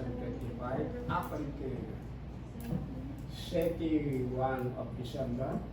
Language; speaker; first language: English; non-native, fluent; Indonesian